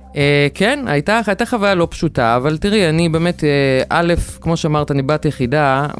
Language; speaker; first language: Hebrew; non-native, fluent; Lithuanian